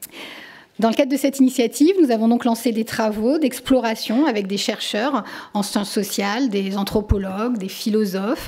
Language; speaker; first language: French; native; French